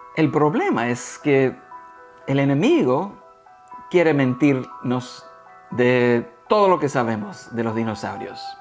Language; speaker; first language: Spanish; early bilingual, heritage; Spanish